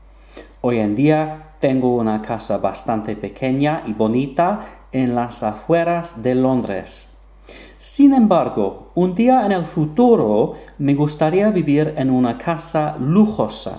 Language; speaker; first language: Spanish; non-native, fluent; English